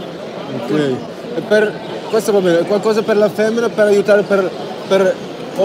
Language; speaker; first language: Italian; non-native, learner; Arabic